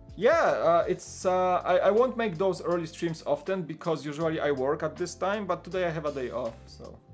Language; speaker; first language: English; non-native, fluent; Polish